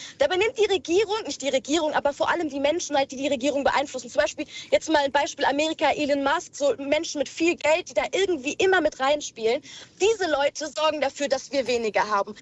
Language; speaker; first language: German; early bilingual, other home language; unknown